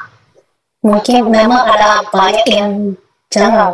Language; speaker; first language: Indonesian; non-native, fluent; Japanese